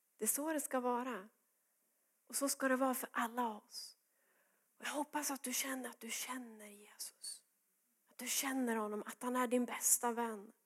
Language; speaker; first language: Swedish; native; Swedish